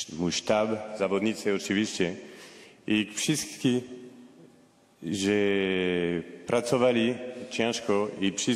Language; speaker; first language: Polish; non-native, fluent; French